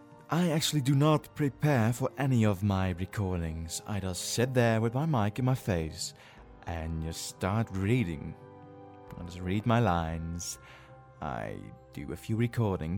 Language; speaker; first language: English; non-native, fluent; Dutch